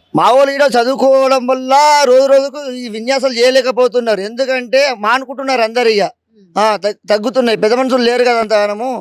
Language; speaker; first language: Telugu; native; Telugu